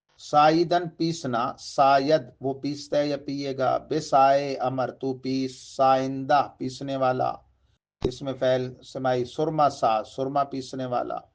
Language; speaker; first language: Urdu; native; Urdu